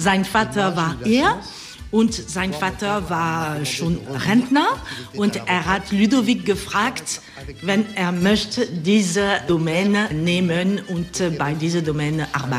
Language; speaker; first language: German; non-native, learner; French